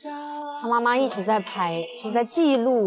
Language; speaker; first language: Chinese; native; Chinese